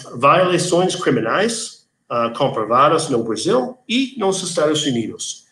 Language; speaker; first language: Portuguese; non-native, learner; English